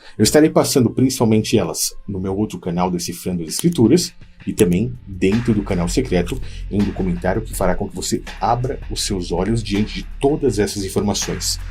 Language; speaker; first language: Portuguese; native; Portuguese